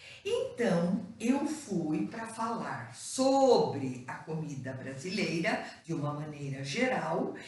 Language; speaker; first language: Portuguese; native; Portuguese